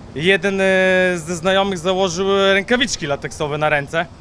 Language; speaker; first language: Polish; native; Polish